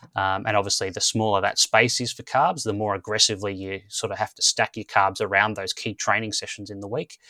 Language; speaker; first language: English; native; English